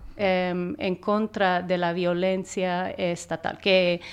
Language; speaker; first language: Spanish; non-native, fluent; English